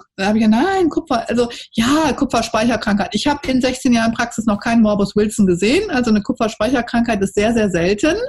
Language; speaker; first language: German; native; German